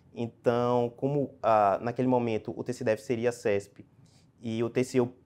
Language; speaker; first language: Portuguese; native; Portuguese